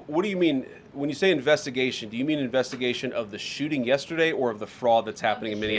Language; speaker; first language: English; native; English